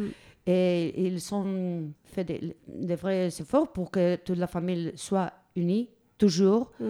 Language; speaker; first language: French; non-native, learner; Spanish